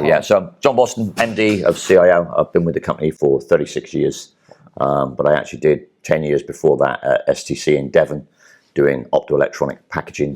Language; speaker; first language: English; native; English